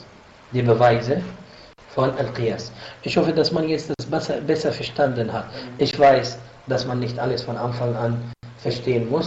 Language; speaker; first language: German; non-native, fluent; Arabic